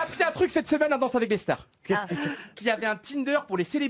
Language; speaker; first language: French; native; French